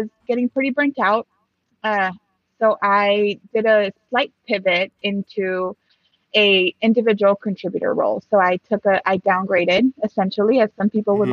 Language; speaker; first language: English; early bilingual, other home language; Spanish